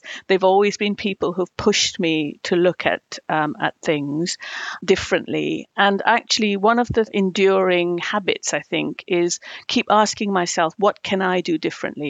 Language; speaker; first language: English; non-native, local second language; Tamil